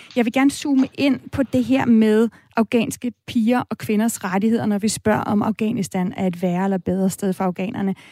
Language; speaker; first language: Danish; native; Danish